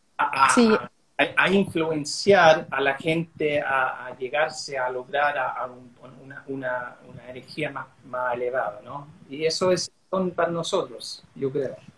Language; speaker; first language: Spanish; early bilingual, heritage; Spanish